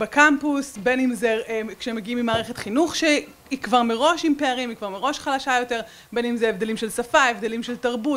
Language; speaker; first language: Hebrew; native; Hebrew